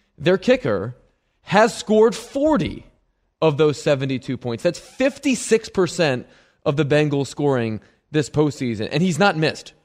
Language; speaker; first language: English; native; English